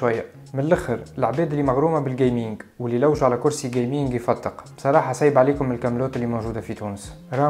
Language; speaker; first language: Arabic; native; Arabic